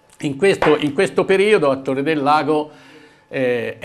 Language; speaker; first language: Italian; native; Italian